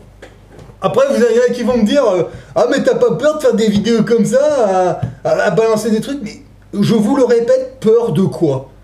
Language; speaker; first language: French; native; French